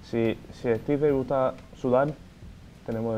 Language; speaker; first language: Spanish; non-native, fluent; Portuguese